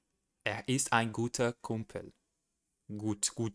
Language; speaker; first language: German; non-native, learner; Portuguese